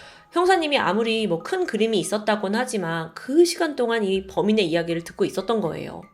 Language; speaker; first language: Korean; native; Korean